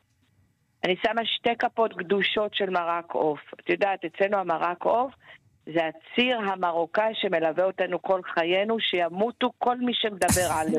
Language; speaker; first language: Hebrew; native; Hebrew